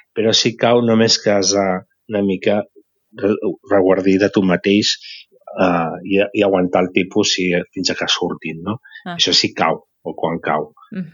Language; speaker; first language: Catalan; native; Catalan